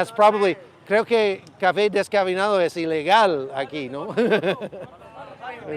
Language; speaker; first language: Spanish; non-native, learner; English